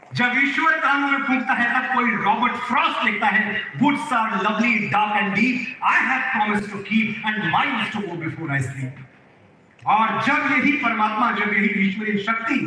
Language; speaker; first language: Hindi; native; Hindi